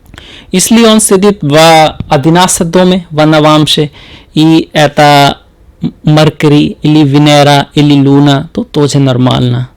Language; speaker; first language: Russian; non-native, learner; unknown